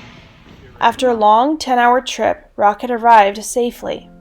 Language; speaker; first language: English; native; English